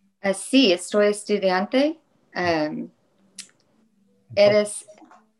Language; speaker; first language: Spanish; non-native, learner; English